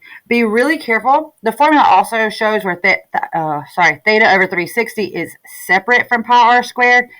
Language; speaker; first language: English; native; English